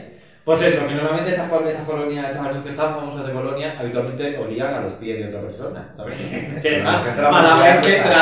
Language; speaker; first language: Spanish; native; Spanish